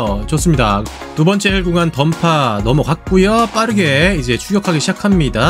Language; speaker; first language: Korean; native; Korean